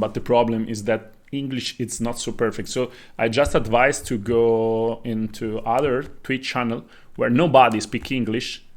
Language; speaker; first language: English; non-native, fluent; Italian